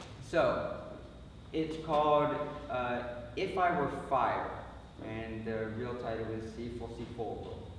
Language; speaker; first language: English; native; English